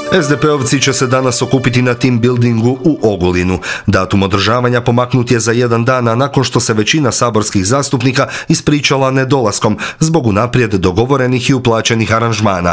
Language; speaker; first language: Croatian; native; Croatian